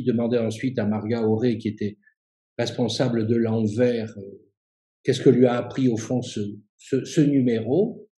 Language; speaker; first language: French; native; French